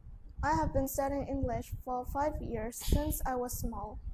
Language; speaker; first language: English; non-native, learner; Vietnamese